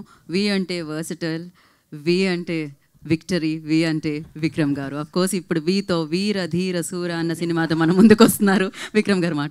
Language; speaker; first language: Telugu; native; Telugu